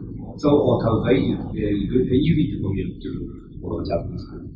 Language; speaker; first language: English; non-native, learner; Japanese